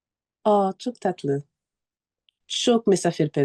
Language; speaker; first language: Turkish; non-native, learner; French